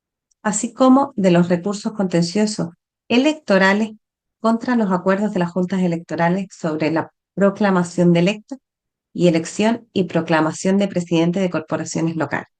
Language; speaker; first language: Spanish; native; Spanish